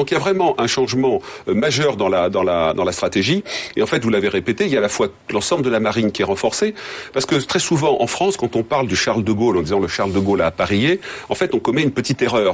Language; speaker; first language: French; native; French